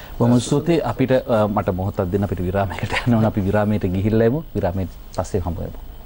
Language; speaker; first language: Sinhala; native; Sinhala